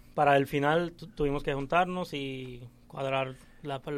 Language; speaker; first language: Spanish; early bilingual, heritage; English